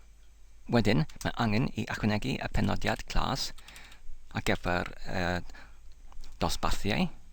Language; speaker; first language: Welsh; non-native, learner; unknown